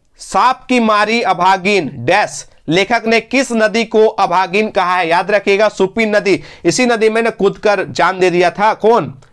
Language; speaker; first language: Hindi; non-native, local second language; Bangla